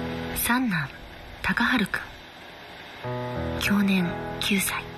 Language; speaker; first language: Japanese; native; Japanese